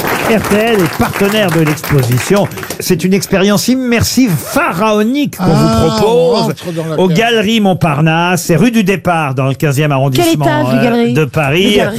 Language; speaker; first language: French; native; French